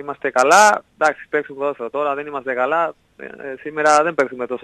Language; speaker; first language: Greek; non-native, learner; Spanish